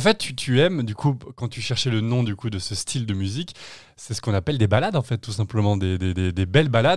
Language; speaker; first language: French; native; French